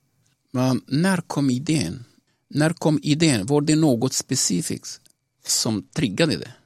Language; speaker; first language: Swedish; non-native, fluent; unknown